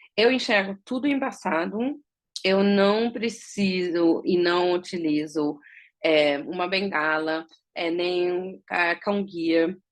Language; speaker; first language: Portuguese; early bilingual, heritage; Portuguese